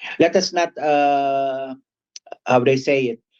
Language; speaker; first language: English; non-native, local second language; Filipino